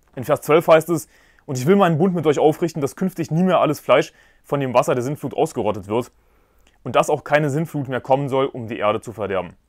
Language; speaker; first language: German; native; German